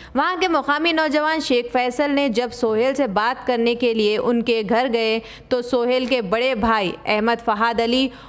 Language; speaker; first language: Hindi; non-native, local second language; Urdu